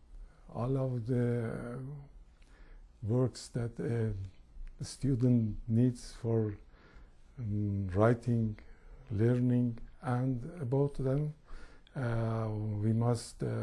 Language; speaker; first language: English; non-native, learner; Persian